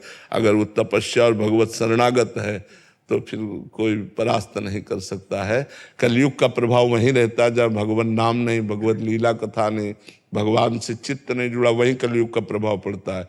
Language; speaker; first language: Hindi; native; Hindi